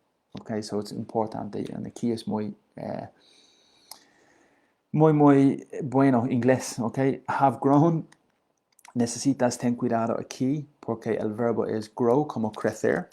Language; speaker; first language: Spanish; non-native, learner; English